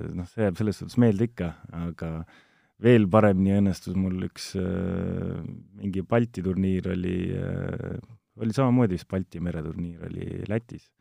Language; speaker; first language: Estonian; native; Estonian